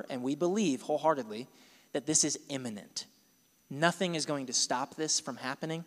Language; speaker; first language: English; native; English